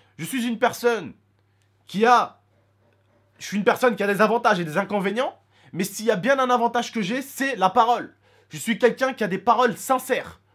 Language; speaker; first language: French; native; French